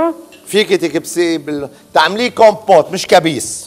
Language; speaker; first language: Arabic; native; Arabic